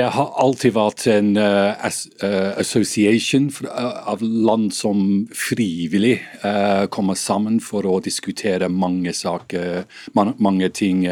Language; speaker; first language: Norwegian; non-native, fluent; English